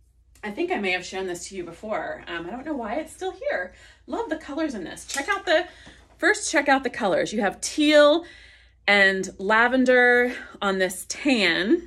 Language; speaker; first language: English; native; English